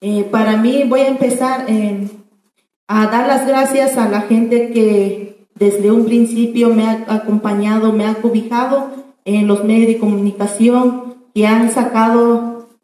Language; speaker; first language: Spanish; non-native, fluent; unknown